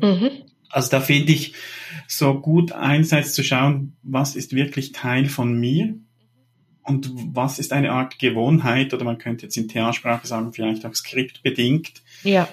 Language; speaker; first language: German; native; German